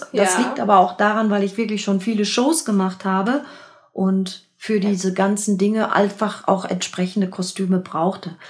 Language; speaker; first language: German; native; German